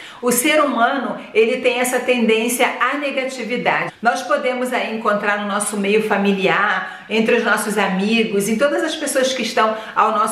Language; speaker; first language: Portuguese; native; Portuguese